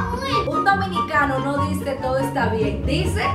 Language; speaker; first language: Spanish; native; Spanish